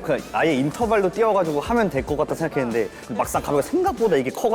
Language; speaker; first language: Korean; native; Korean